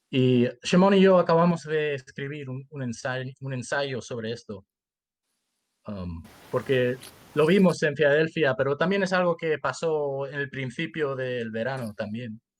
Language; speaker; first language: Spanish; early bilingual, heritage; Spanish